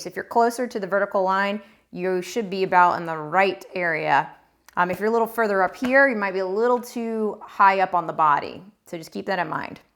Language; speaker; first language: English; native; English